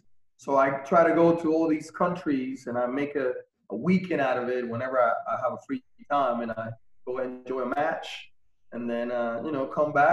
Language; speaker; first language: English; non-native, fluent; Spanish